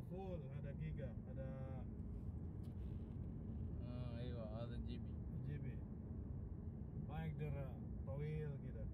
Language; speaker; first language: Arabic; non-native, learner; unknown